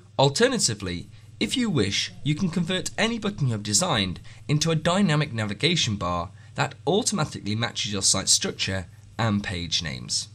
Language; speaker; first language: English; native; English